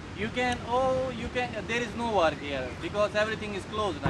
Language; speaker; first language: English; non-native, learner; Urdu